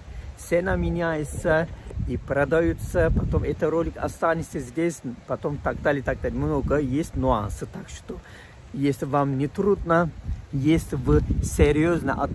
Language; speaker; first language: Russian; non-native, fluent; Turkish